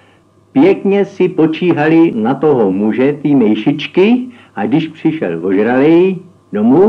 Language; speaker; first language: Czech; native; Czech